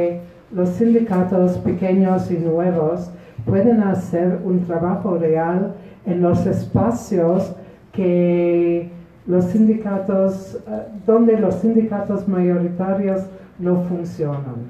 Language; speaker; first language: Spanish; non-native, fluent; Polish